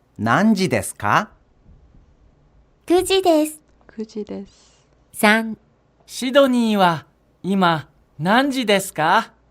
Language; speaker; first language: Japanese; non-native, fluent; Korean